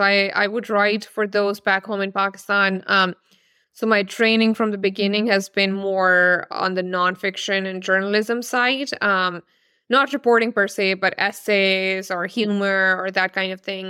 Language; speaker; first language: English; non-native, local second language; Urdu